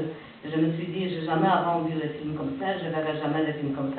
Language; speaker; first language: French; non-native, fluent; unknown